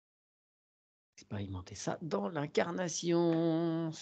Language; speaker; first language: French; native; French